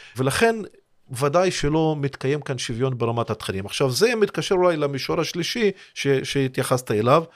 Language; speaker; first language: Hebrew; non-native, local second language; Arabic